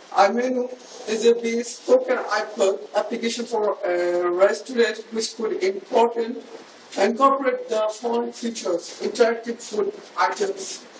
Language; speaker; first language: English; non-native, learner; Bangla